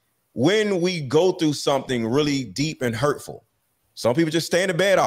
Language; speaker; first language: English; native; English